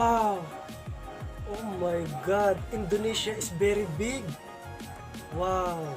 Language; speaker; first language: English; non-native, local second language; Filipino